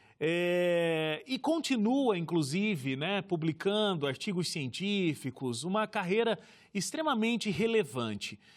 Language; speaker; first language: Portuguese; native; Portuguese